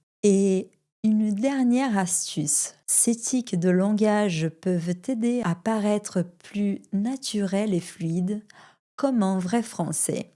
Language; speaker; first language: French; non-native, fluent; Portuguese